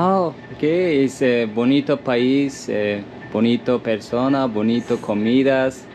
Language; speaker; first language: Spanish; non-native, learner; Turkish